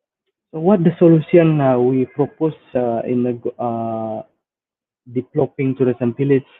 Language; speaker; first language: English; non-native, fluent; Indonesian